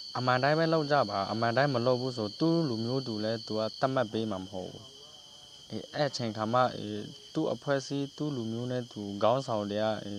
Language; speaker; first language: Burmese; non-native, local second language; Lahu